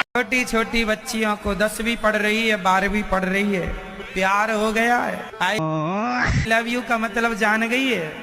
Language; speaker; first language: Hindi; native; Hindi